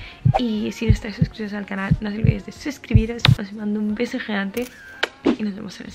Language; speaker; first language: Spanish; native; Spanish